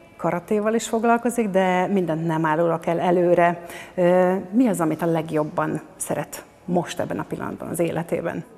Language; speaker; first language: Hungarian; native; Hungarian